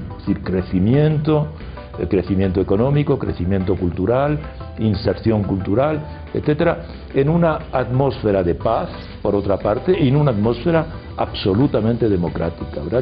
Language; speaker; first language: Spanish; non-native, fluent; French